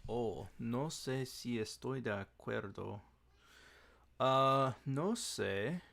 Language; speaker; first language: Spanish; non-native, learner; English